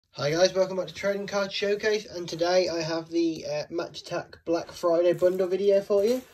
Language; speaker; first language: English; native; English